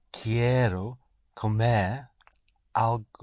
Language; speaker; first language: Spanish; non-native, learner; English